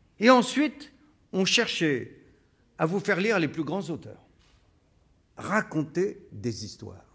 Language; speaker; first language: French; native; French